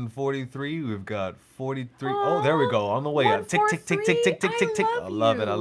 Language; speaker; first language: English; native; English